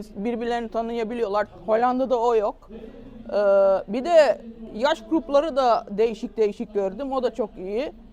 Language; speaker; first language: Turkish; early bilingual, heritage; Turkish